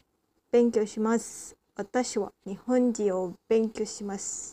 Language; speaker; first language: Japanese; non-native, learner; Malay